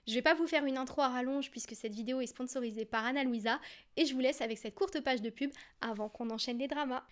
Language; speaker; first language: French; native; French